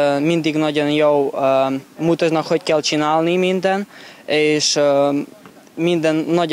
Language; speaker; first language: Hungarian; non-native, learner; Ukrainian